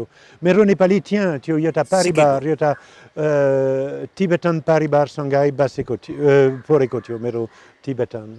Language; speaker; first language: Nepali; non-native, learner; French